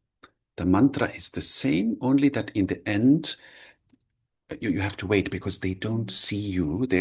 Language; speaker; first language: English; non-native, fluent; German